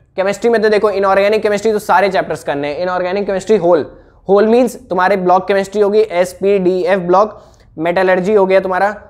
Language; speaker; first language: Hindi; native; Hindi